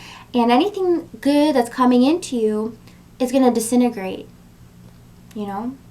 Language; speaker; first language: English; native; English